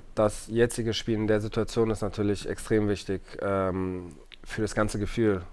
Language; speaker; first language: German; native; German